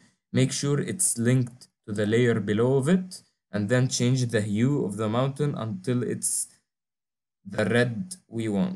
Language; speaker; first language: English; non-native, fluent; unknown